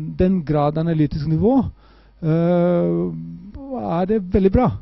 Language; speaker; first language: Norwegian; non-native, fluent; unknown